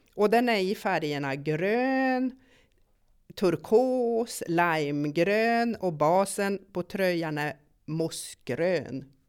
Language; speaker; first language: Swedish; native; Swedish